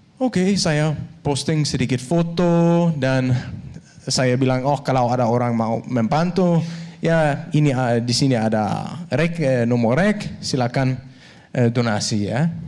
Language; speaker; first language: Indonesian; non-native, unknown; Danish